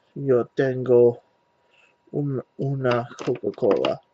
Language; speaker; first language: Spanish; non-native, learner; English